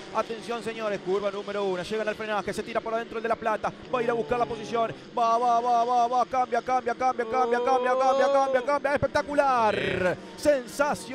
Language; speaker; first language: Spanish; native; Spanish